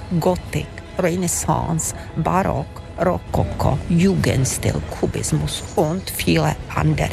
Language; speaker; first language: German; non-native, fluent; Czech